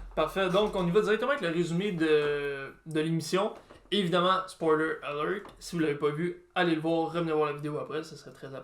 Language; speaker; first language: French; native; French